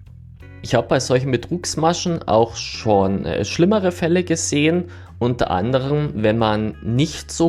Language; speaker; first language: German; native; German